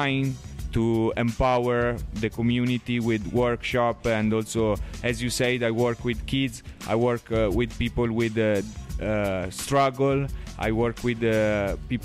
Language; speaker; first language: English; non-native, learner; Italian